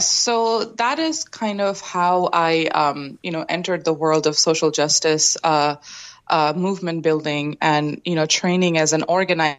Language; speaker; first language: English; non-native, local second language; Bangla